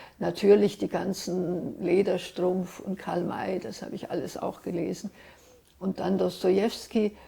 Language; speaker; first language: German; early bilingual, other home language; Hungarian